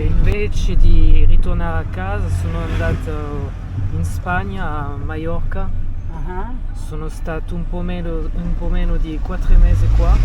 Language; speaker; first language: Italian; non-native, fluent; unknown